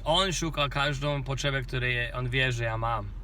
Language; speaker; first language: Polish; non-native, fluent; Kinyarwanda